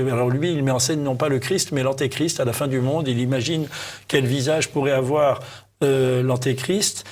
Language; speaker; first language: French; native; French